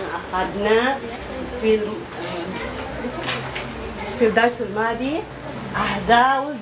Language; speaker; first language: Arabic; non-native, learner; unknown